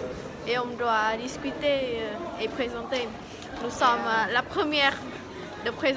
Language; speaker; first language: French; non-native, learner; Vietnamese